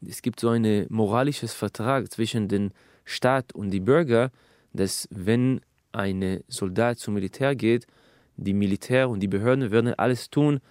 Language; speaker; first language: German; non-native, fluent; Hebrew